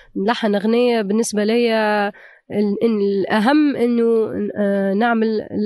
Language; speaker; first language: Arabic; native; Arabic